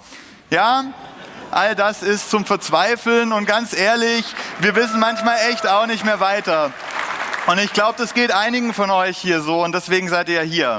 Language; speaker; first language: German; native; German